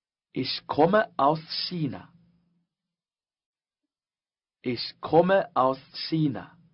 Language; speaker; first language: German; non-native, learner; Chinese